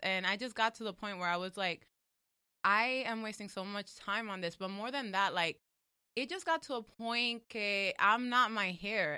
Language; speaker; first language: English; early bilingual, other home language; Spanish